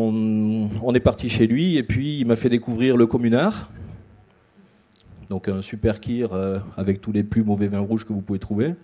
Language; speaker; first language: French; native; French